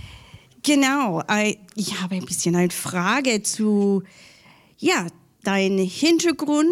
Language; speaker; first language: German; non-native, learner; English